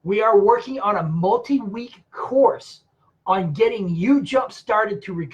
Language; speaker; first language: English; native; English